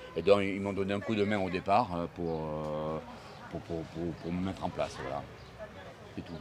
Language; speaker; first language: French; native; French